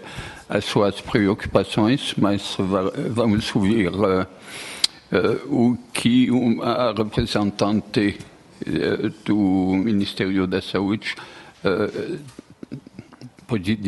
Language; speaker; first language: Portuguese; non-native, fluent; French